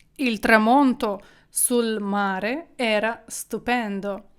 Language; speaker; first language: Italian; non-native, fluent; Ukrainian